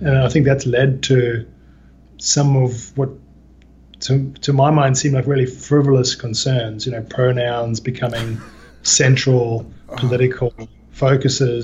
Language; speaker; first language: English; native; English